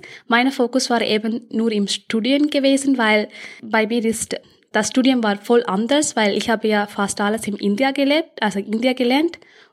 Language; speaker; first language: German; early bilingual, other home language; Tamil